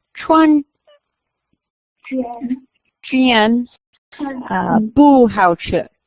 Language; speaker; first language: Chinese; non-native, learner; English